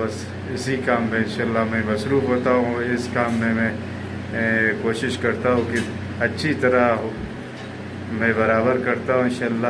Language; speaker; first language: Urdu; non-native, local second language; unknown